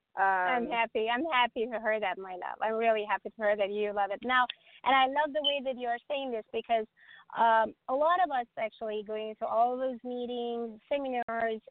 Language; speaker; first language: English; non-native, fluent; Persian